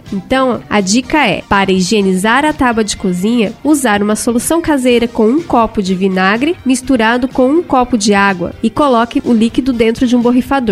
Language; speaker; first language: Portuguese; native; Portuguese